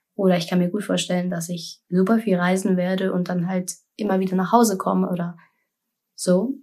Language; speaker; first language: German; native; German